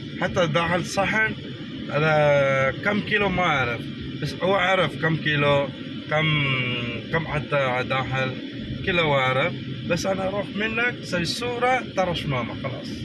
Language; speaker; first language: Arabic; non-native, learner; Tamil